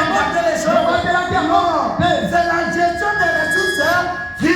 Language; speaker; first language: French; non-native, local second language; Lingala